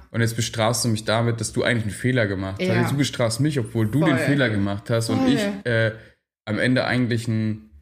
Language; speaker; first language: German; early bilingual, other home language; Turkish